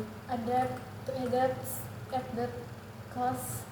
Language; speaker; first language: English; non-native, learner; Indonesian